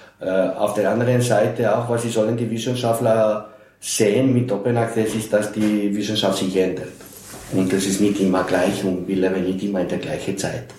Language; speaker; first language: German; non-native, fluent; Spanish